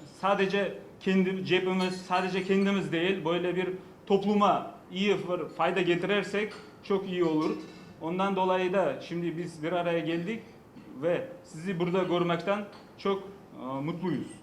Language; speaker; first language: Turkish; non-native, learner; Uzbek